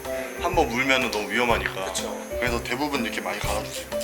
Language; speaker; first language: Korean; native; Korean